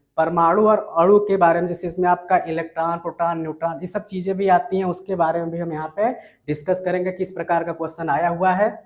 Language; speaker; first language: Hindi; native; Hindi